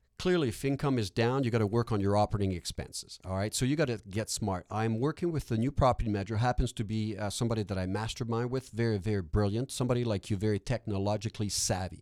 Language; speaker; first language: English; non-native, local second language; French